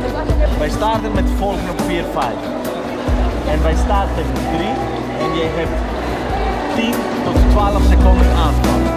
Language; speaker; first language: Dutch; non-native, fluent; Greek